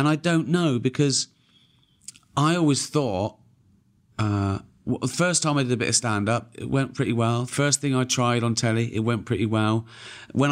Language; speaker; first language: English; native; English